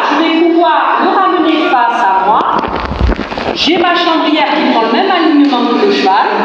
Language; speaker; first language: French; native; French